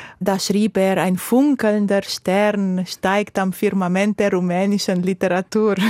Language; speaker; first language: German; non-native, fluent; Romanian